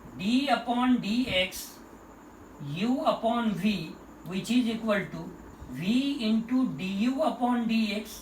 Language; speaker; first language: English; non-native, local second language; Marathi